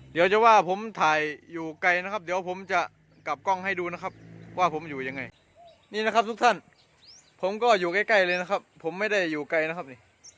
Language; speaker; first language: Thai; non-native, local second language; Northeastern Thai